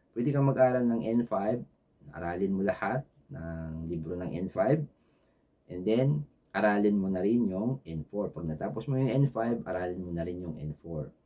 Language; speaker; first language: Filipino; native; Filipino